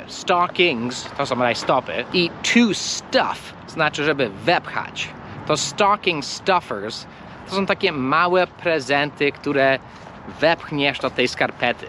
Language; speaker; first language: Polish; early bilingual, heritage; English